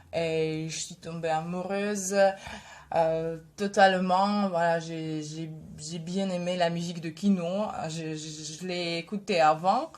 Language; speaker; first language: French; non-native, fluent; Russian